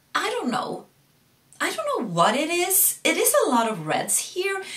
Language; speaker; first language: English; non-native, fluent; Swedish